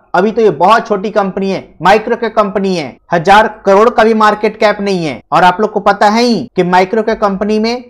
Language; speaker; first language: Hindi; native; Hindi